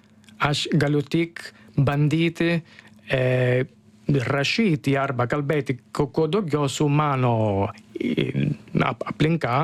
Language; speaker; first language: Lithuanian; non-native, learner; Italian